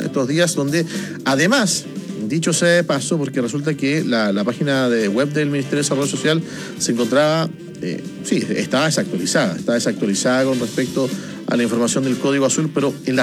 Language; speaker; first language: Spanish; native; Spanish